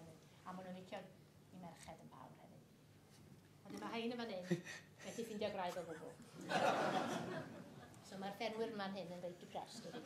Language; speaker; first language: Welsh; native; Welsh